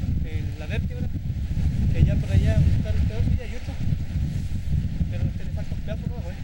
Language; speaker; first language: Spanish; native; Spanish